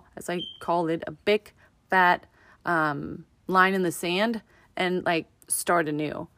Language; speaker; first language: English; non-native, fluent; Danish